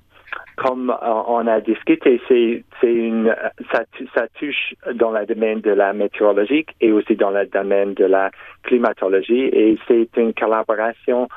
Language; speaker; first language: French; non-native, local second language; English